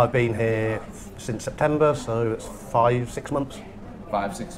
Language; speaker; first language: English; non-native, fluent; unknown